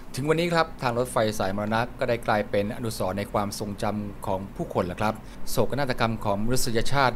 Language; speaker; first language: Thai; native; Thai